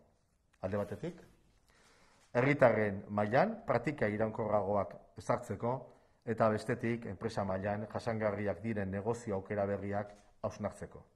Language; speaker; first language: Basque; native; Basque